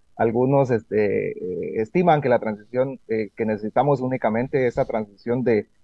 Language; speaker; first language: Spanish; native; Spanish